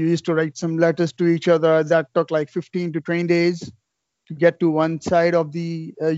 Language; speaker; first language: English; non-native, local second language; Urdu